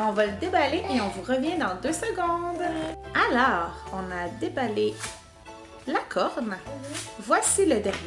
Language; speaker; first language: French; native; French